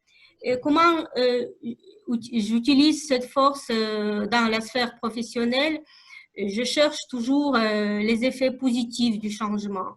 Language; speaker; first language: French; non-native, fluent; Russian